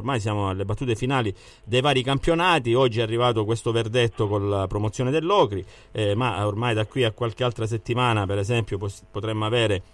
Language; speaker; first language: Italian; native; Italian